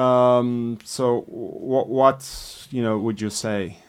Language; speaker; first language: English; non-native, fluent; Turkish